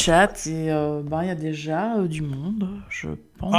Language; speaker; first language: French; native; French